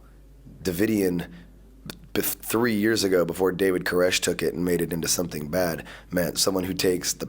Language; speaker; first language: English; native; English